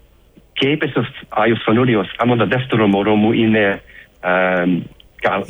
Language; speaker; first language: Greek; early bilingual, heritage; English